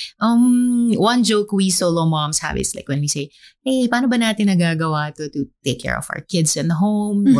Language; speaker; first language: English; non-native, local second language; Filipino